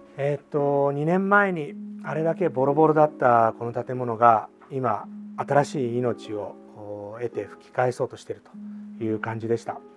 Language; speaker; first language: Japanese; native; Japanese